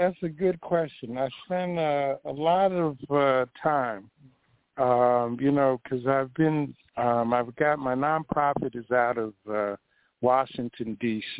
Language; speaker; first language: English; early bilingual, other home language; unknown